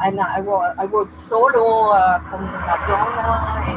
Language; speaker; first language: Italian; non-native, learner; French